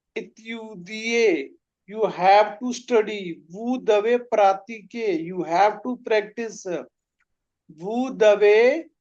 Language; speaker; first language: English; non-native, local second language; Punjabi